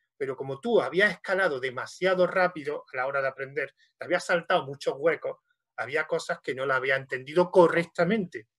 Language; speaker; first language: Spanish; native; Spanish